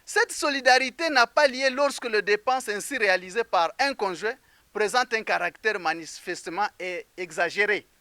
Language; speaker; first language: French; non-native, local second language; Swahili